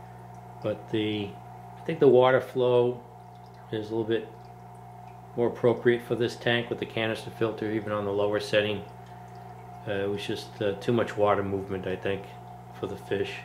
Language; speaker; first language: English; native; English